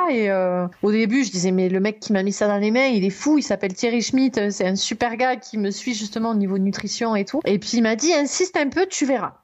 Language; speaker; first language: French; native; French